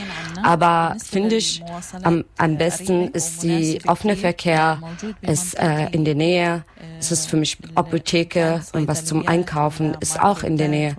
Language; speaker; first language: German; non-native, learner; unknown